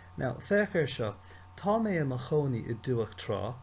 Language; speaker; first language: Irish; non-native, local second language; English